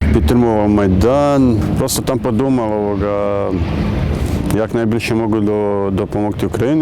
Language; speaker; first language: Ukrainian; non-native, learner; Croatian